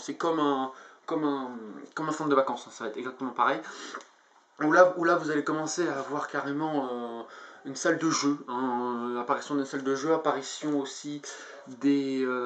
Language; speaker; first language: French; native; French